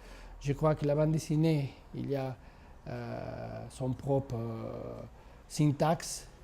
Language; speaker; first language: French; non-native, fluent; Spanish